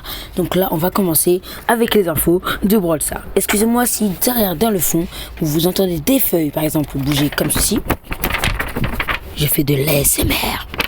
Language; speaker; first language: French; native; French